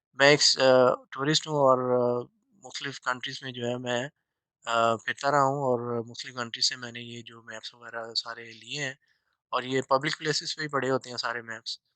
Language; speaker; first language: Urdu; native; Urdu